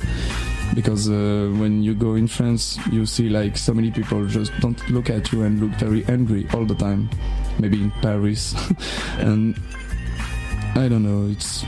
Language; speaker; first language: English; non-native, learner; French